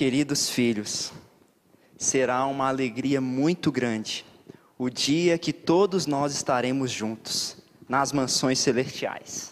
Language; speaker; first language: Portuguese; native; Portuguese